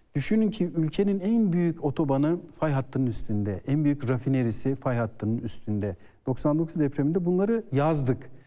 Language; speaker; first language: Turkish; native; Turkish